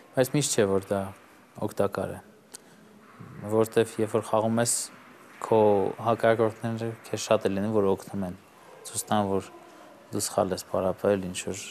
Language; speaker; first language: Armenian; native; Armenian